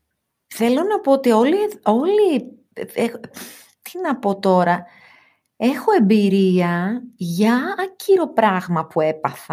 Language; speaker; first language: Greek; native; Greek